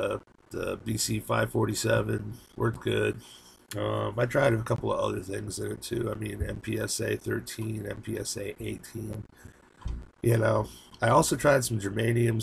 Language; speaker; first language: English; native; English